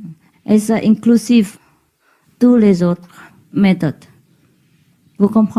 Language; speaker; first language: French; non-native, learner; Vietnamese